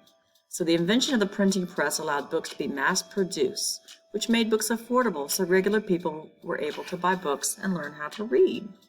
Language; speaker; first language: English; native; English